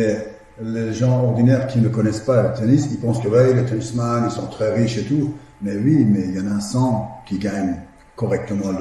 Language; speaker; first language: French; non-native, fluent; Persian